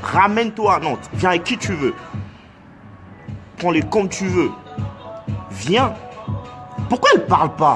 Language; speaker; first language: French; non-native, local second language; Lingala